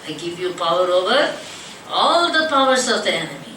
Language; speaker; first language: English; non-native, local second language; Tamil